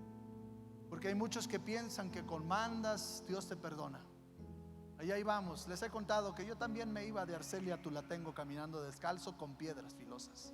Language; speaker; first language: Spanish; native; Spanish